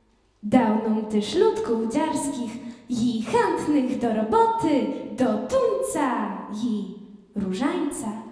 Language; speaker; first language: Polish; native; Polish